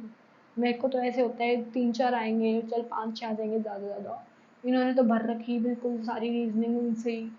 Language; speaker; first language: Hindi; native; Hindi